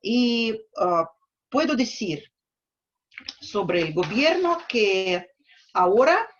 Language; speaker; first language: Spanish; non-native, fluent; Russian